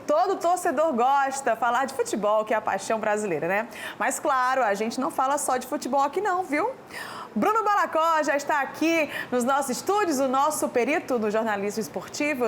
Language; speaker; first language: Portuguese; native; Portuguese